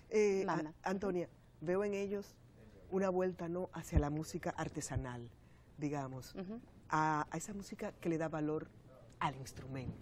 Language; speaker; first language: Spanish; native; Spanish